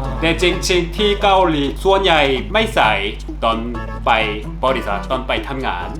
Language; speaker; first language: Thai; non-native, learner; Korean